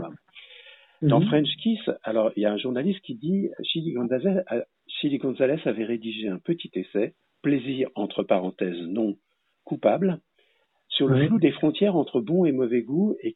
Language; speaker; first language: French; native; French